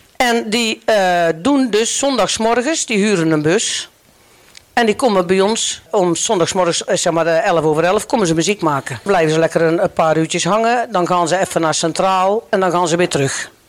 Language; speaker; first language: Dutch; native; Dutch